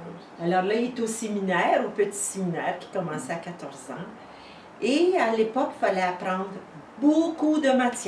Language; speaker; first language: French; native; French